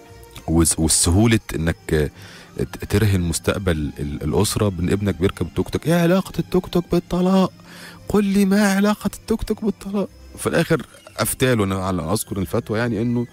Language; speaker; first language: Arabic; native; Arabic